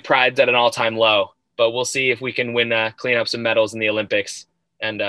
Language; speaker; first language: English; native; English